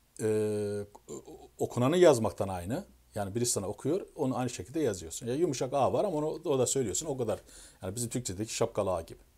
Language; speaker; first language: Turkish; native; Turkish